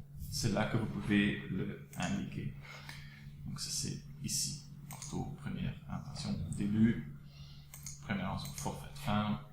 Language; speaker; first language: French; non-native, local second language; Dutch